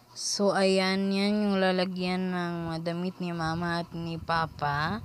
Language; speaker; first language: Filipino; non-native, local second language; Cebuano